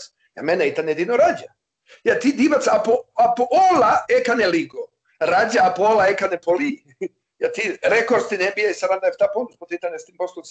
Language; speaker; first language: Greek; non-native, learner; Serbian